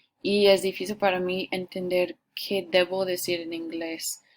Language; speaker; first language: Spanish; non-native, fluent; English